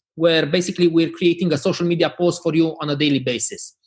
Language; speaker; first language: English; non-native, fluent; Romanian